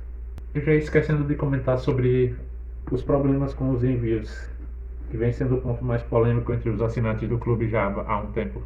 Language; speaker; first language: Portuguese; native; Portuguese